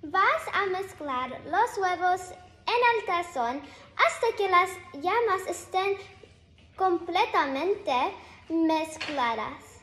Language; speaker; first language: Spanish; non-native, learner; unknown